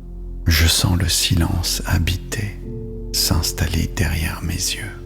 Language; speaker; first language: French; native; French